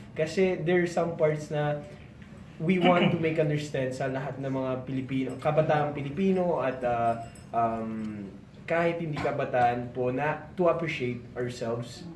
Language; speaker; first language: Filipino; early bilingual, heritage; Filipino